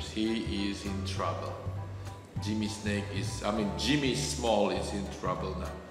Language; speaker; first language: English; non-native, fluent; Indonesian